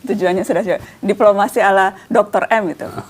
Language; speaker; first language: Indonesian; native; Indonesian